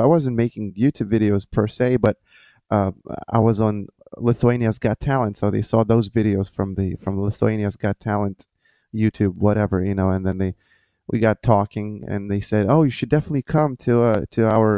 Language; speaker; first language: English; non-native, fluent; Lithuanian